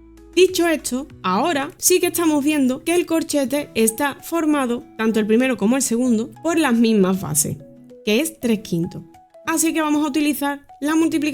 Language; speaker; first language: Spanish; native; Spanish